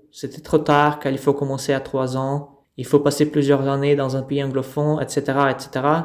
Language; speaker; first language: French; non-native, fluent; Russian